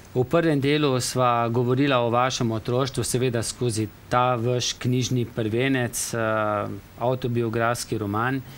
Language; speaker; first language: Slovenian; native; Slovenian